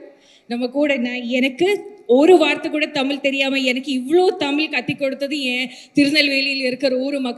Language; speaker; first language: Tamil; non-native, learner; Malayalam